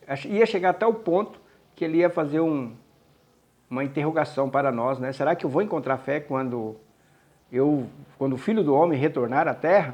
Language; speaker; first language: Portuguese; native; Portuguese